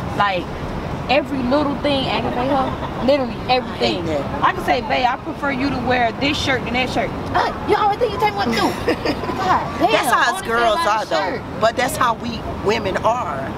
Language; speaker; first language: English; native; English